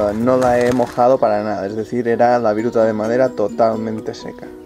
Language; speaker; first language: Spanish; native; Spanish